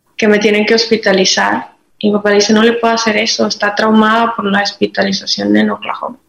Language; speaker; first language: Spanish; native; Spanish